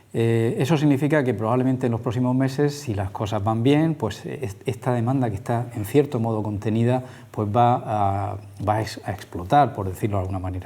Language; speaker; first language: Spanish; native; Spanish